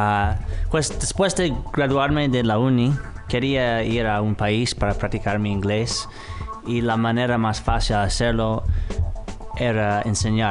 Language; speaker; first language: Spanish; non-native, fluent; English